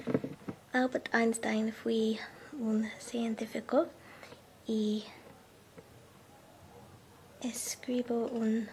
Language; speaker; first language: Spanish; non-native, learner; English